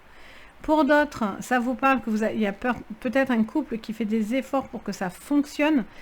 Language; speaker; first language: French; native; French